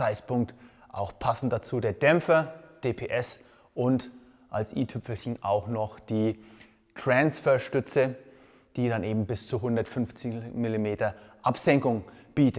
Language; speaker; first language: German; native; German